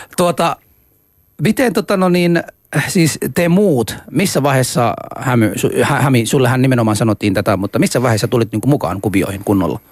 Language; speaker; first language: Finnish; non-native, fluent; Persian